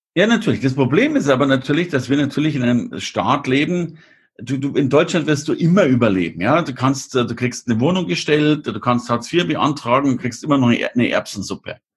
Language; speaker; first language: German; native; German